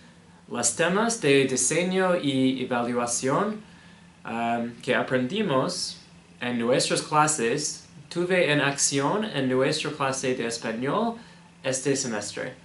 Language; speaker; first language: Spanish; non-native, learner; English